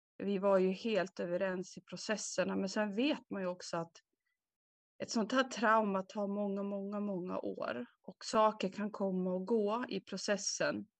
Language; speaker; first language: Swedish; native; Swedish